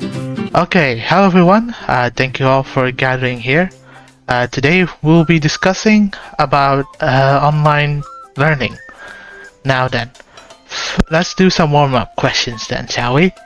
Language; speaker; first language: English; non-native, fluent; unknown